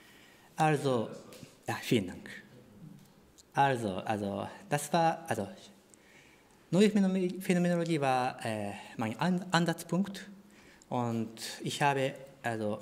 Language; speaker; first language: German; non-native, fluent; Japanese